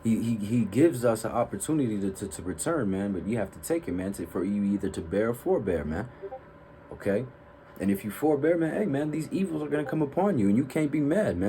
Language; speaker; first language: English; native; English